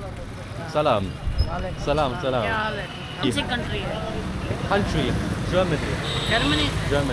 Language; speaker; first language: English; non-native, learner; German